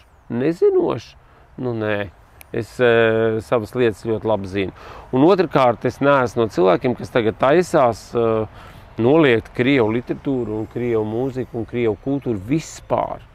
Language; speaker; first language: Latvian; native; Latvian